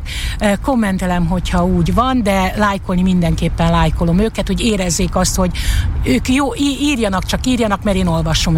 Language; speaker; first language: Hungarian; native; Hungarian